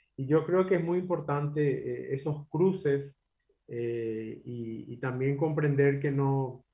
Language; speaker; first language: Spanish; native; Spanish